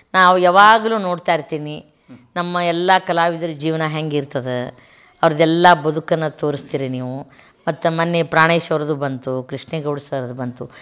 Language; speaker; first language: Kannada; native; Kannada